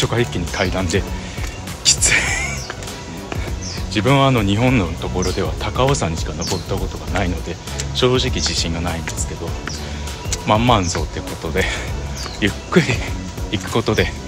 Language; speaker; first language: Japanese; native; Japanese